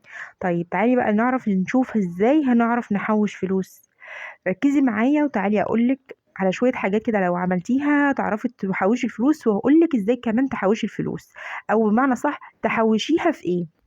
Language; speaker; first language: Arabic; native; Arabic